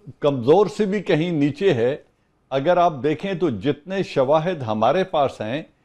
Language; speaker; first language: Urdu; non-native, local second language; Punjabi